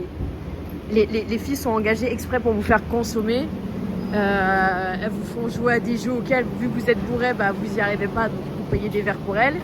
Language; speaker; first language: French; native; French